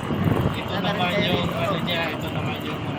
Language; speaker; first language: Filipino; native; Filipino